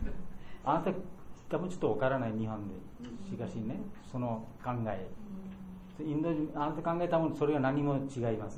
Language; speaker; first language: Japanese; non-native, learner; Bangla